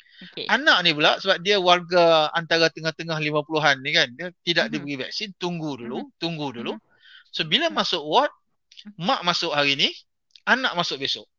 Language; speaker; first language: Malay; native; Malay